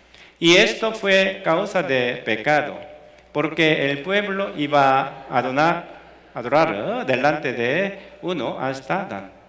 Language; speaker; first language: Spanish; non-native, fluent; Korean